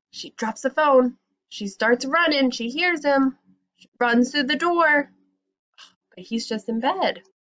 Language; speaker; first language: English; native; English